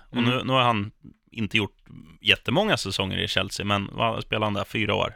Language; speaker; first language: Swedish; native; Swedish